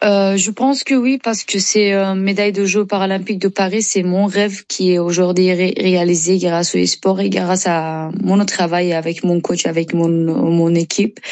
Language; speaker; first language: French; non-native, learner; Persian